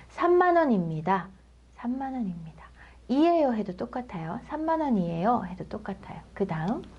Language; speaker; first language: Korean; native; Korean